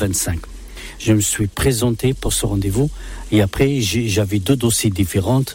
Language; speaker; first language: French; non-native, local second language; Arabic